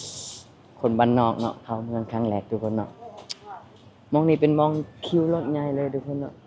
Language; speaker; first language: Thai; non-native, local second language; Lao